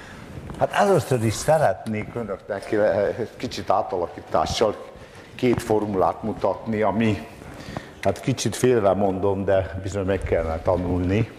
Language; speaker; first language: Hungarian; native; Hungarian